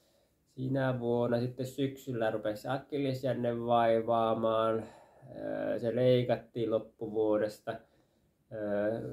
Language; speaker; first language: Finnish; native; Finnish